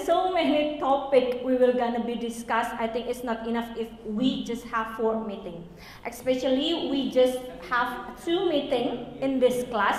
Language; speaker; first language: English; non-native, learner; Indonesian